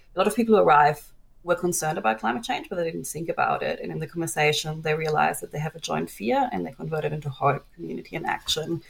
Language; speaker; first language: English; non-native, fluent; German